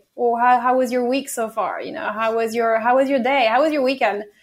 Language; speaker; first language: English; non-native, fluent; French